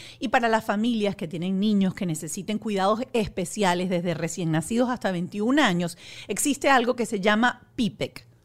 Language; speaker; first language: Spanish; native; Spanish